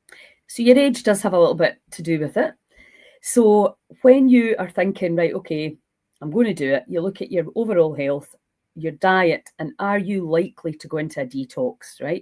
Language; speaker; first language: English; native; English